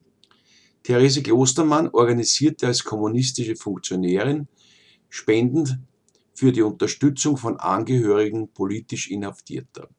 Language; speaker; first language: German; native; German